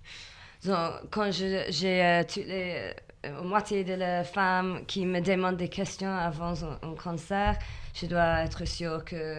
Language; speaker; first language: French; non-native, learner; English